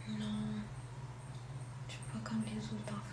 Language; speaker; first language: French; non-native, local second language; English